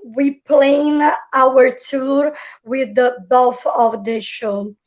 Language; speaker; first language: English; non-native, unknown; Italian